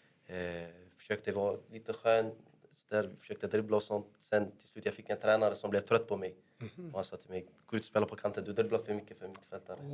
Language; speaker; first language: Swedish; early bilingual, other home language; Arabic